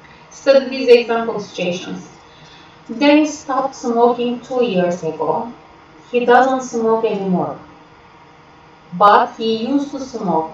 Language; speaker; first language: English; non-native, fluent; Turkish